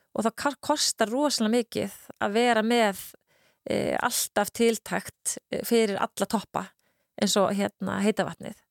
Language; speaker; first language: Icelandic; native; Icelandic